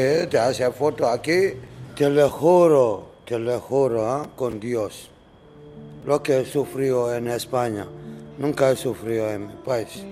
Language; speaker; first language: Spanish; non-native, learner; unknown